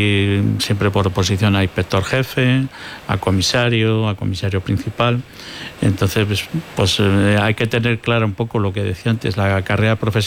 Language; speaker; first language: Spanish; native; Spanish